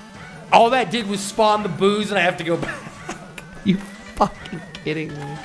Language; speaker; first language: English; native; English